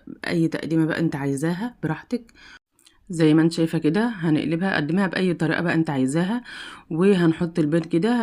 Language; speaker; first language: Arabic; native; Arabic